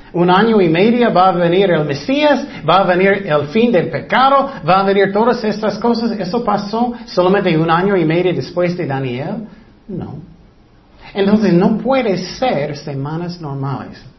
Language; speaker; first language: Spanish; non-native, fluent; English